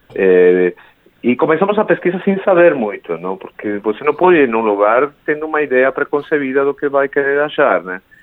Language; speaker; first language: Portuguese; non-native, fluent; Spanish